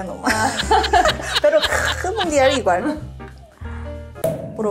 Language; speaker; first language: Spanish; non-native, learner; Korean